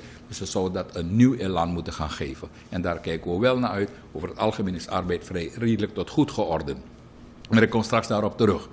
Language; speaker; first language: Dutch; native; Dutch